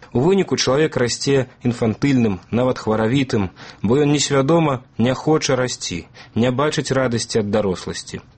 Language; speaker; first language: Belarusian; native; Belarusian